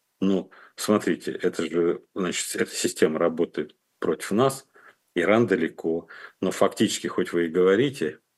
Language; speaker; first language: Russian; native; Russian